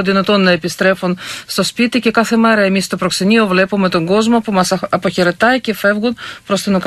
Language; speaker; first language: Greek; non-native, fluent; Ukrainian